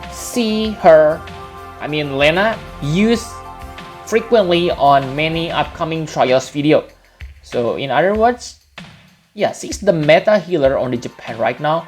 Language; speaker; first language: English; non-native, fluent; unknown